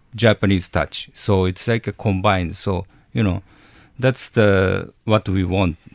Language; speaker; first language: English; non-native, learner; Japanese